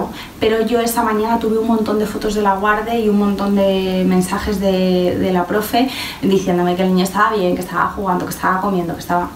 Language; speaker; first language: Spanish; native; Spanish